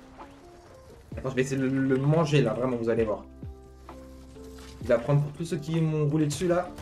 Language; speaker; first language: French; native; French